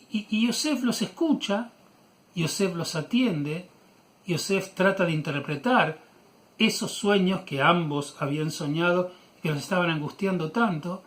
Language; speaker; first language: Spanish; native; Spanish